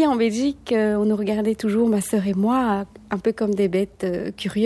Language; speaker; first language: French; native; French